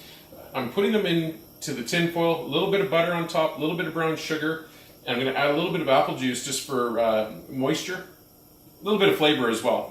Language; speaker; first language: English; native; English